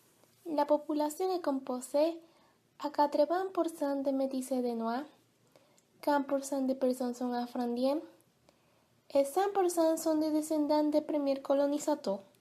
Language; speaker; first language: French; non-native, learner; Spanish